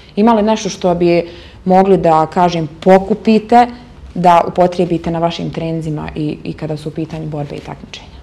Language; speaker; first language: Bosnian; native; Bosnian